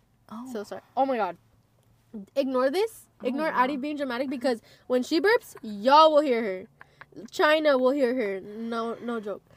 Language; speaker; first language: English; early bilingual, other home language; Spanish